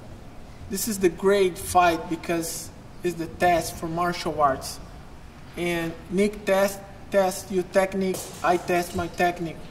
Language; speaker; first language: English; non-native, learner; Portuguese